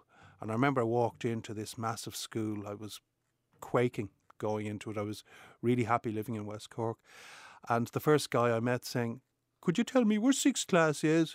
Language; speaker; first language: English; native; English